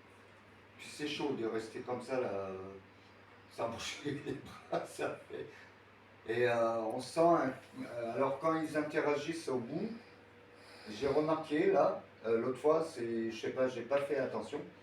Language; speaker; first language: French; native; French